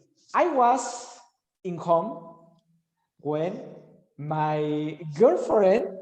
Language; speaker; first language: English; non-native, learner; Spanish